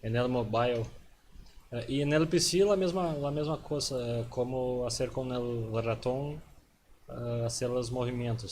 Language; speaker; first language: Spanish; non-native, learner; Portuguese